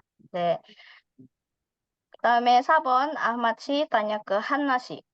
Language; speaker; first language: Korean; non-native, fluent; Indonesian